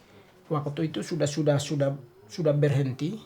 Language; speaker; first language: Indonesian; non-native, local second language; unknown